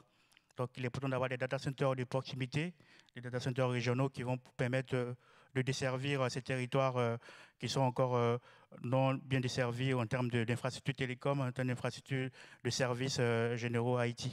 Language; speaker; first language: French; native; French